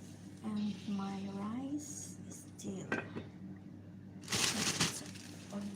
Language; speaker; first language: English; non-native, learner; Bikol